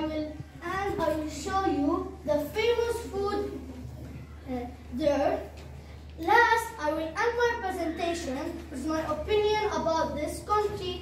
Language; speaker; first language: English; non-native, learner; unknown